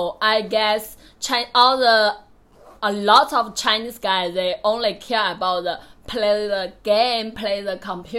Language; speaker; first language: English; non-native, learner; Chinese